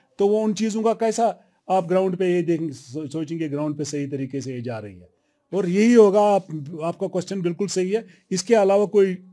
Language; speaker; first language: Hindi; non-native, local second language; Kashmiri